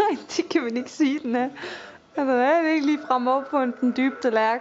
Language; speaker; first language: Danish; native; Danish